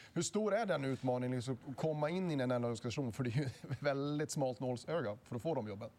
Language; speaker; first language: Swedish; native; Swedish